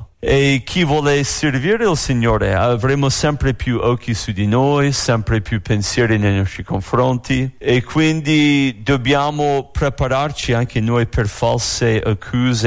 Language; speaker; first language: Italian; non-native, fluent; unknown